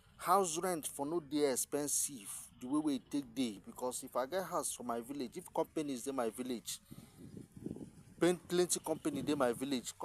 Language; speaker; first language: Nigerian Pidgin; non-native, local second language; Igbo